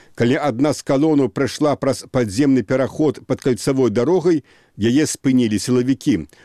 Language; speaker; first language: Belarusian; native; Belarusian